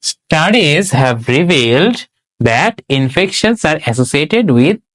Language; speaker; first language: English; non-native, local second language; Bangla